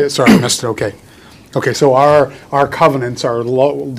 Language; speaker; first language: English; native; English